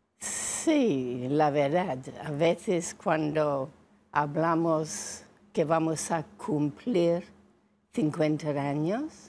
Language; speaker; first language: Spanish; non-native, fluent; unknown